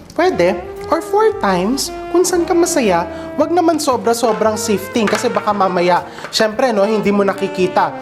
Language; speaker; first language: Filipino; native; Filipino